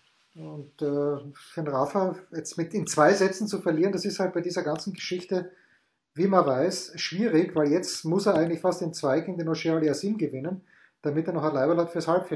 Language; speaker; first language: German; native; German